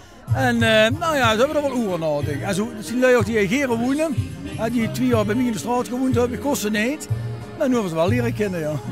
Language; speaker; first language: Dutch; native; Dutch